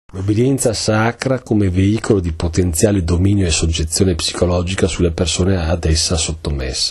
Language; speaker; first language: Italian; native; Italian